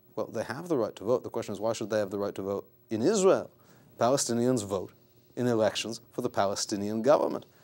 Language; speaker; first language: English; native; English